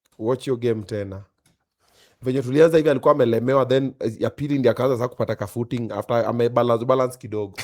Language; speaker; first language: Swahili; native; Swahili